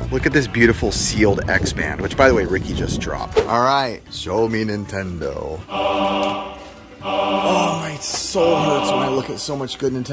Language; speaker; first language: English; native; English